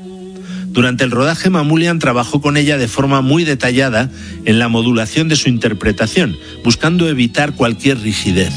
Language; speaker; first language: Spanish; native; Spanish